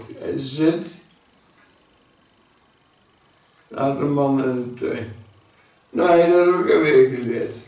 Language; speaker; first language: Dutch; native; Dutch